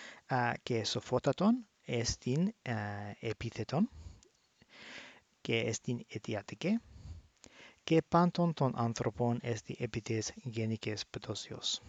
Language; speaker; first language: Greek; non-native, learner; English